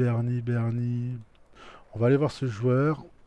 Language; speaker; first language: French; native; French